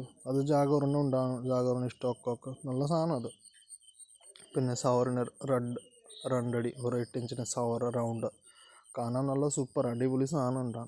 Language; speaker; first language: Malayalam; non-native, learner; Bangla